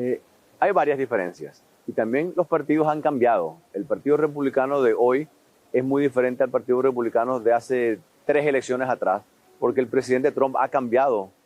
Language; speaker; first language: Spanish; native; Spanish